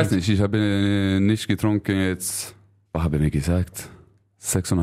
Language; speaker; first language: German; non-native, learner; Swedish